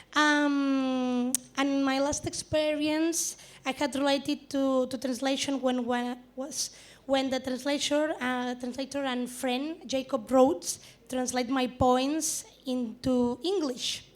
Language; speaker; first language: English; non-native, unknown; Catalan